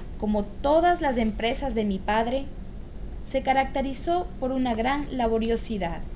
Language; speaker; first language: Spanish; native; Spanish